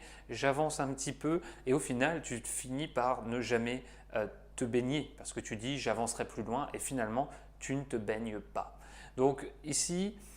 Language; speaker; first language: French; native; French